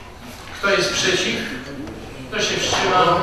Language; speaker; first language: Polish; native; Polish